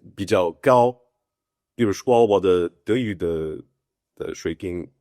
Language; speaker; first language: Chinese; non-native, learner; Portuguese